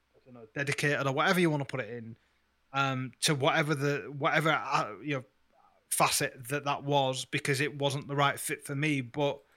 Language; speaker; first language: English; native; English